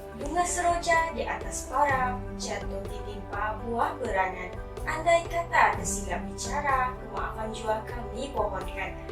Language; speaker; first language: Malay; native; Malay